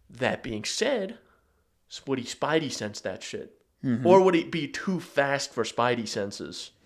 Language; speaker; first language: English; native; English